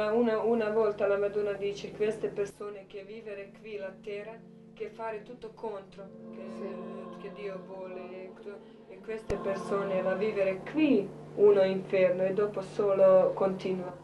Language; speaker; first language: Italian; non-native, learner; Croatian